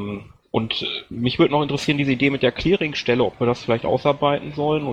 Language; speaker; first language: German; native; German